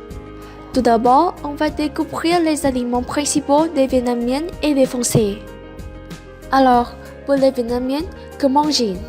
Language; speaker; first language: French; non-native, learner; Vietnamese